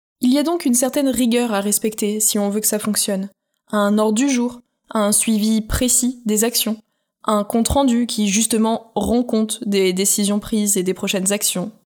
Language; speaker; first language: French; native; French